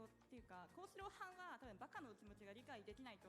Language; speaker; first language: Japanese; native; Japanese